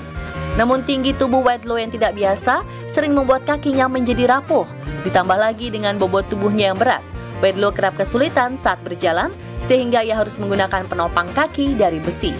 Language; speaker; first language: Indonesian; native; Indonesian